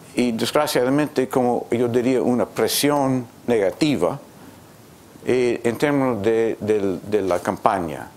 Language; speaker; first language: Spanish; non-native, fluent; English